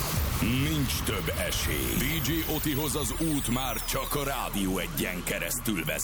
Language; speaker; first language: Hungarian; native; Hungarian